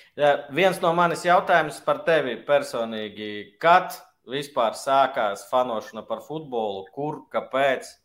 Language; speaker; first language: Latvian; native; Latvian